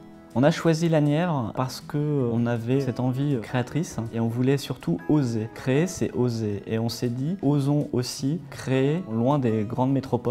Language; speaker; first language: French; native; French